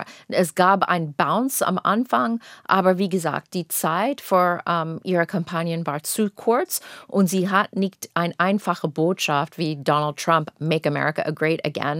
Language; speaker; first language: German; non-native, fluent; English